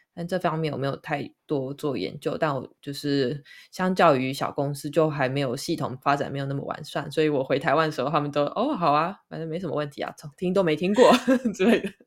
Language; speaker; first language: Chinese; native; Chinese